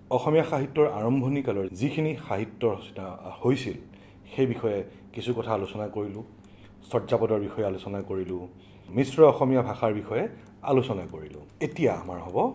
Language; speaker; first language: Assamese; native; Assamese